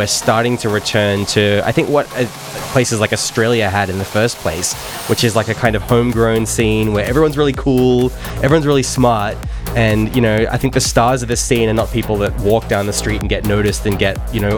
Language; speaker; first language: English; native; English